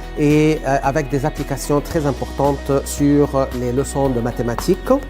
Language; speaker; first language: French; non-native, fluent; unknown